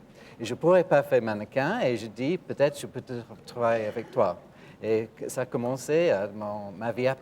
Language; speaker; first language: French; non-native, fluent; English